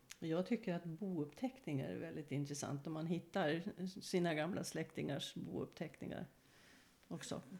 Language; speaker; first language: Swedish; native; Swedish